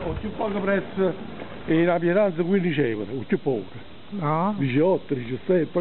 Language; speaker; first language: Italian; non-native, learner; Ukrainian